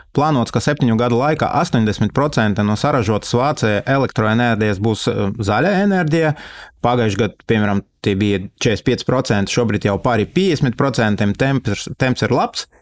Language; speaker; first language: Latvian; non-native, local second language; Russian